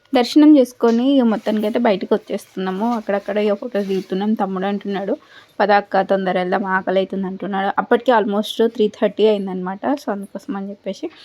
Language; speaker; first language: Telugu; non-native, local second language; Lambadi